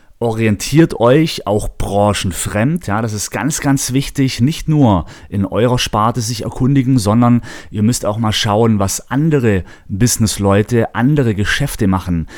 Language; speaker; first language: German; native; German